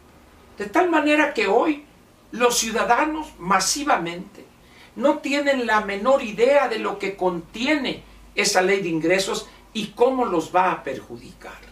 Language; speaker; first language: Spanish; native; Spanish